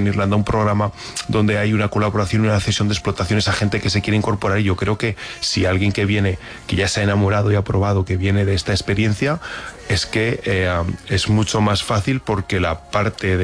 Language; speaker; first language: Spanish; native; Spanish